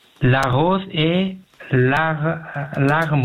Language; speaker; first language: French; non-native, learner; Pashto